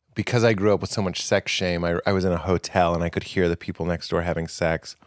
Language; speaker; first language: English; native; English